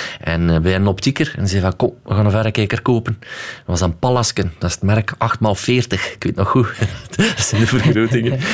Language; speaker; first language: Dutch; native; Dutch